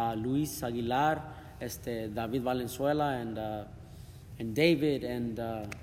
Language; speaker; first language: English; early bilingual, other home language; Spanish